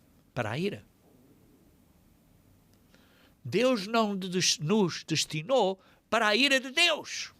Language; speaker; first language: Portuguese; native; Portuguese